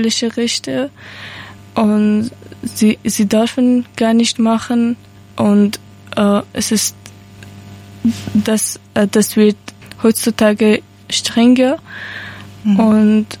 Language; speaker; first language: German; non-native, learner; Persian